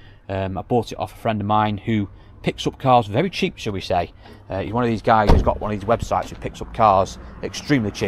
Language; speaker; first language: English; native; English